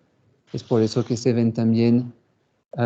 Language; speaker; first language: Spanish; non-native, fluent; French